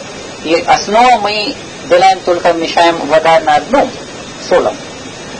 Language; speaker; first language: Russian; non-native, learner; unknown